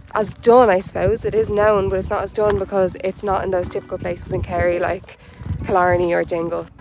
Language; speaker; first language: English; native; English